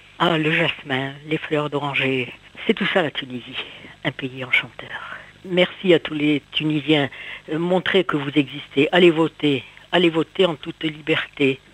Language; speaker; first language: French; native; French